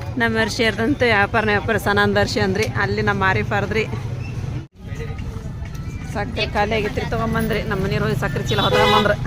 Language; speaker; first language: Kannada; non-native, local second language; Urdu